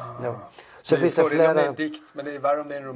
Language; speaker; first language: Swedish; native; Swedish